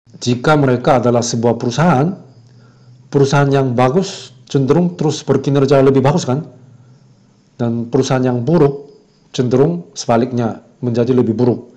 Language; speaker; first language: Indonesian; non-native, fluent; Korean